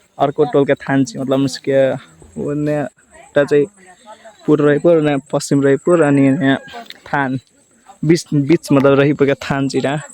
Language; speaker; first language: Nepali; non-native, local second language; Rana Tharu